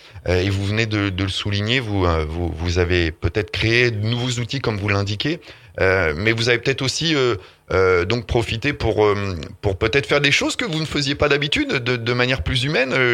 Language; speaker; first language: French; native; French